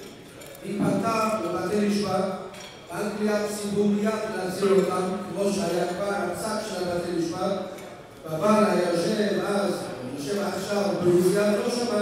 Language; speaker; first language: Hebrew; non-native, fluent; English